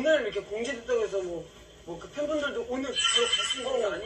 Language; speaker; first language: Korean; native; Korean